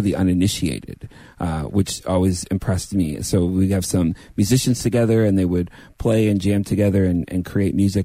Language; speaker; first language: English; native; English